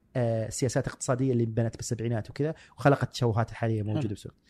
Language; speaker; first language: Arabic; native; Arabic